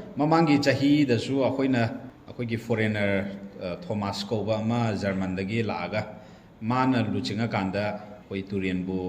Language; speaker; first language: Manipuri; non-native, local second language; Thado Chin